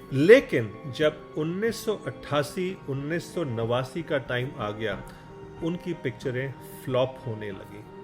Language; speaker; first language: Hindi; non-native, local second language; Tamil